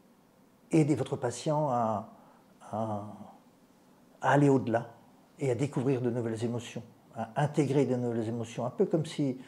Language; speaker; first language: French; native; French